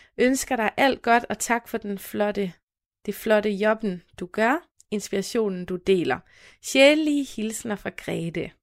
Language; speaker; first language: Danish; native; Danish